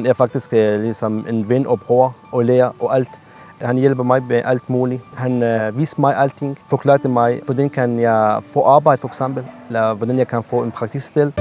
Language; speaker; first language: Danish; non-native, learner; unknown